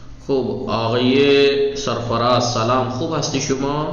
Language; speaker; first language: Persian; non-native, fluent; Urdu